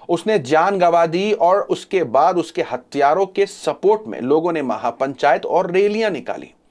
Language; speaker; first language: Hindi; native; Hindi